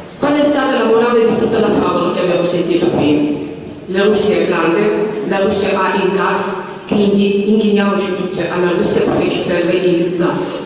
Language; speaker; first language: Italian; non-native, fluent; Ukrainian